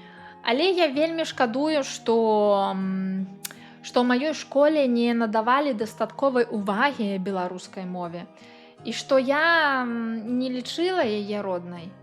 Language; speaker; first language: Belarusian; non-native, local second language; Russian